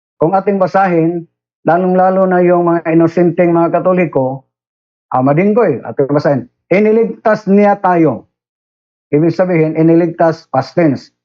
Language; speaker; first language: Filipino; non-native, local second language; Cebuano